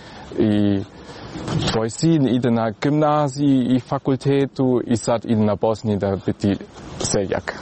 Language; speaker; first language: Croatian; early bilingual, heritage; German